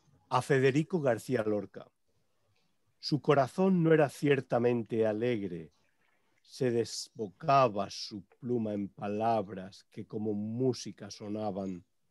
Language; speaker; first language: Spanish; native; Spanish